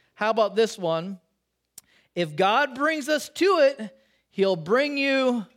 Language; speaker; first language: English; native; English